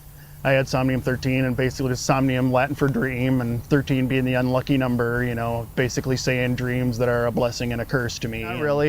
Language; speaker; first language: English; native; English